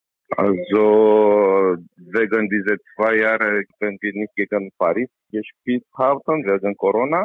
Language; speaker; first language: German; non-native, learner; Romanian